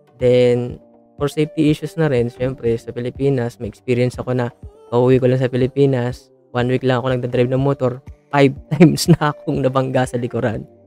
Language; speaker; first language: Filipino; native; Filipino